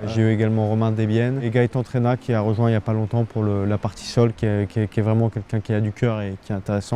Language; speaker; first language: French; native; French